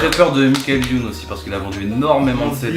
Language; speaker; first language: French; native; French